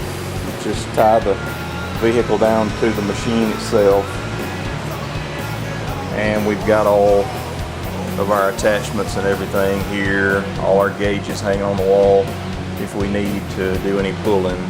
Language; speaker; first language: English; native; English